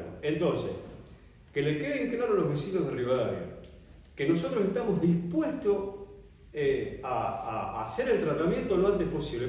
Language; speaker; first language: Spanish; native; Spanish